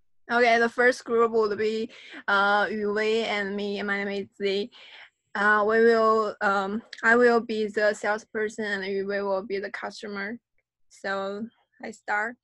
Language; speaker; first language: English; non-native, fluent; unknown